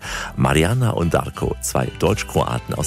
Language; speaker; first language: German; native; German